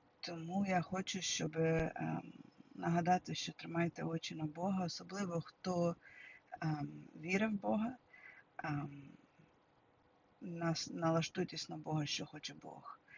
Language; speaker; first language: Ukrainian; early bilingual, heritage; Ukrainian